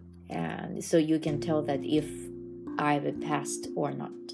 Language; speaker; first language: English; non-native, fluent; Japanese